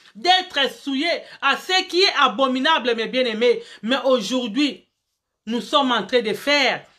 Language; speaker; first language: French; non-native, local second language; Lingala